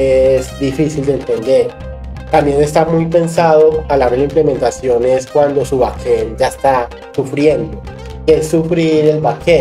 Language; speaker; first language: Spanish; native; Spanish